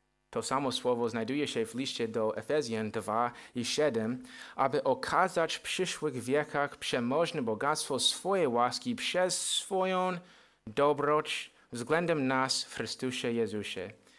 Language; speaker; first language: Polish; non-native, fluent; English